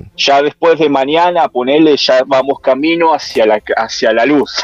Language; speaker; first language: Spanish; native; Spanish